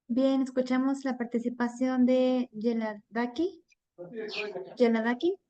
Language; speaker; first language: Spanish; native; Spanish